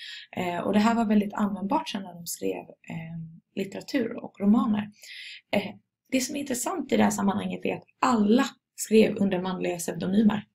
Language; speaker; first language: Swedish; native; Swedish